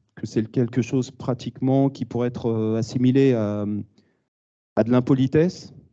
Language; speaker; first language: French; native; French